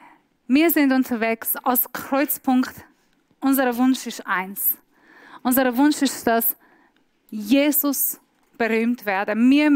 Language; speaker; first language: German; non-native, fluent; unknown